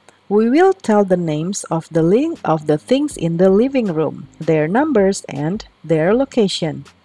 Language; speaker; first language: English; non-native, fluent; Indonesian